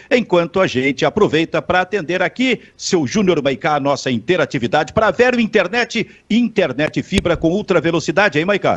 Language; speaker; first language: Portuguese; native; Portuguese